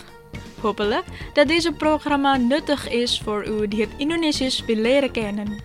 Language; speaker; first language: Dutch; non-native, learner; Indonesian